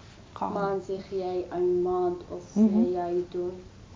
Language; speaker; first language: Dutch; non-native, learner; Arabic